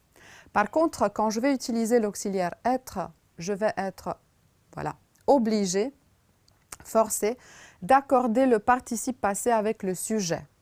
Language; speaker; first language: French; non-native, fluent; Romanian